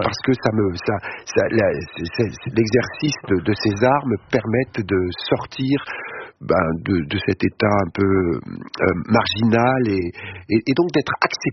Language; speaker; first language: French; native; French